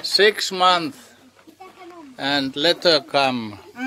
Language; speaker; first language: English; non-native, learner; Finnish